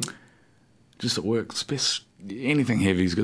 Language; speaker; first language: English; native; English